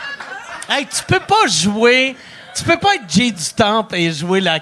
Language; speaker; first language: French; native; French